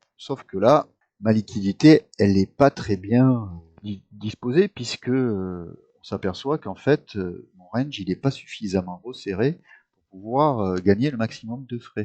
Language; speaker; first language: French; native; French